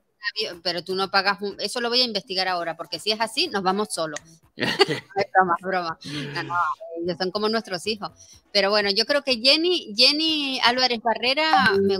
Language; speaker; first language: Spanish; native; Spanish